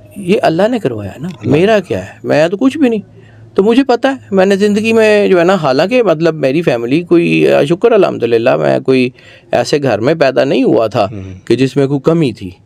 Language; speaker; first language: Urdu; non-native, local second language; Punjabi